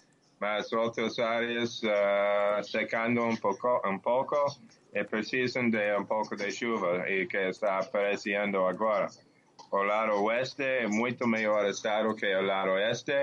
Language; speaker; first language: Portuguese; non-native, learner; English